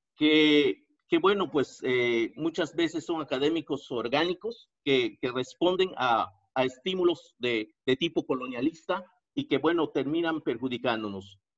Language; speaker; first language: Spanish; native; Spanish